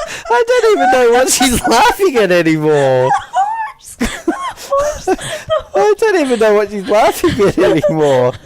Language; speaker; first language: English; native; English